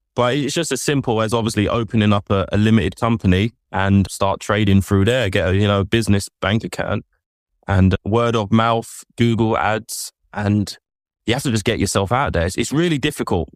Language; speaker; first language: English; native; English